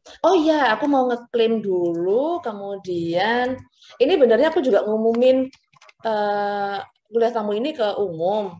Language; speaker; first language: Indonesian; native; Indonesian